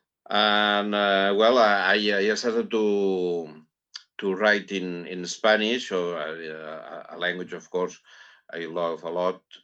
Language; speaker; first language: English; non-native, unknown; Catalan